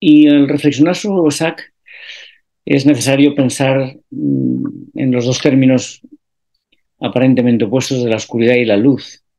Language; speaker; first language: Spanish; native; Spanish